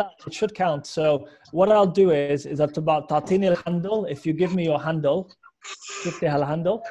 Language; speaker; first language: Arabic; early bilingual, heritage; Arabic